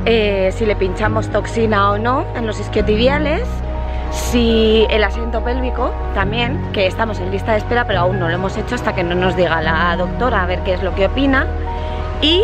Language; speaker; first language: Spanish; native; Spanish